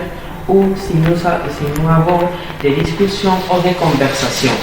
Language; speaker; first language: French; non-native, learner; Spanish